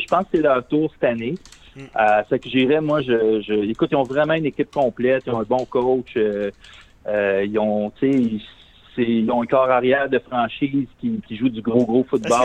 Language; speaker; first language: French; native; French